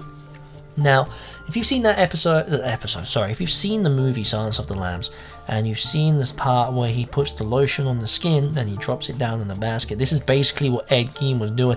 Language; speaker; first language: English; native; English